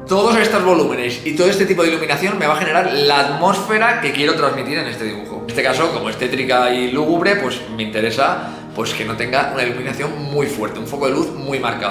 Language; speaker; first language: Spanish; native; Spanish